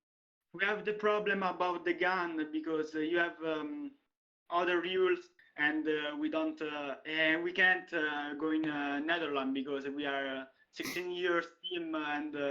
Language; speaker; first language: English; non-native, learner; Italian